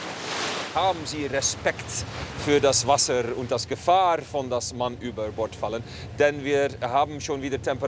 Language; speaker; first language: German; non-native, learner; Dutch